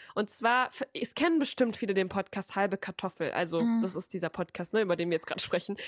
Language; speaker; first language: German; native; German